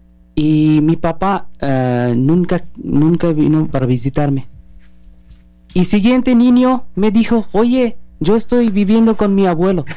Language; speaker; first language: Spanish; non-native, learner; Bangla